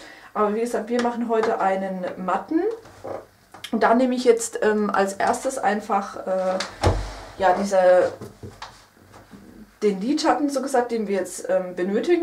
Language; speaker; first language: German; native; German